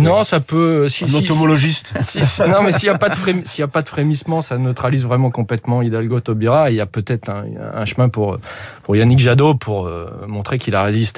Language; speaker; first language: French; native; French